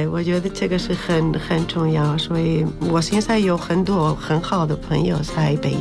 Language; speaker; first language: Chinese; non-native, learner; Spanish